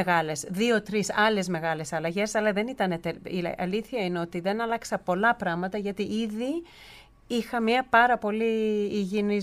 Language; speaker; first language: Greek; early bilingual, heritage; Greek